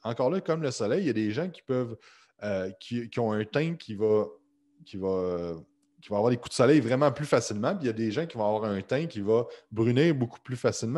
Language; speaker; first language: French; native; French